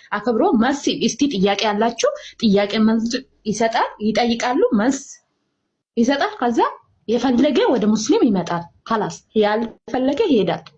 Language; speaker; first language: Amharic; non-native, local second language; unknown